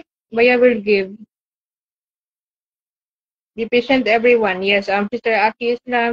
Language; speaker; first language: English; non-native, learner; Bangla